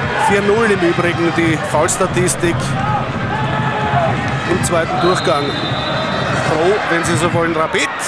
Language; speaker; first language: German; native; German